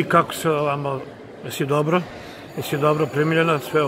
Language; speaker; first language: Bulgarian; non-native, learner; Serbian